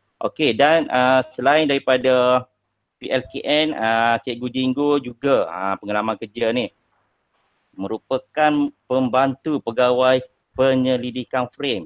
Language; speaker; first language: Malay; native; Malay